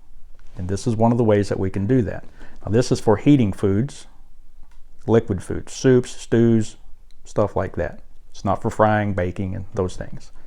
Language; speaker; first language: English; native; English